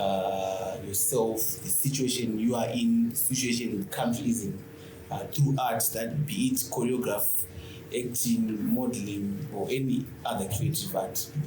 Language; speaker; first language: English; non-native, local second language; Shona